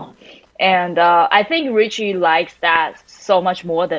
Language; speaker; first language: English; non-native, fluent; Chinese